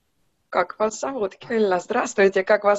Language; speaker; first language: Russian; non-native, fluent; Finnish